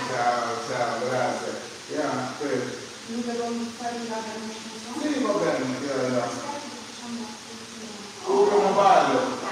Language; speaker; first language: Italian; non-native, learner; Portuguese